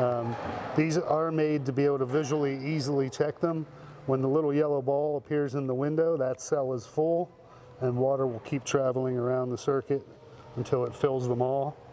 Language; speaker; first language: English; native; English